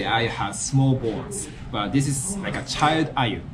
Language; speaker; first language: English; non-native, fluent; Japanese